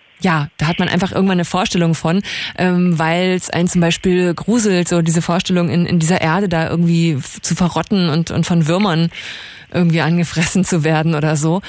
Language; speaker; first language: German; native; German